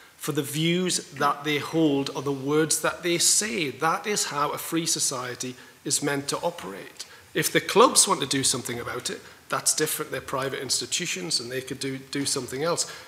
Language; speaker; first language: English; native; English